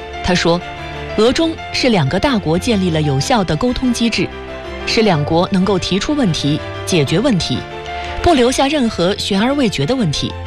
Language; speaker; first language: Chinese; native; Chinese